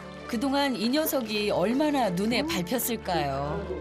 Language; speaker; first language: Korean; native; Korean